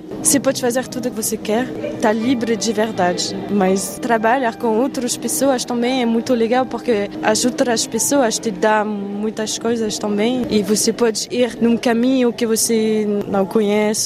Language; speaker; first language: Portuguese; non-native, fluent; French